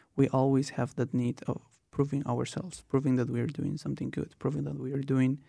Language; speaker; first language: English; non-native, fluent; Spanish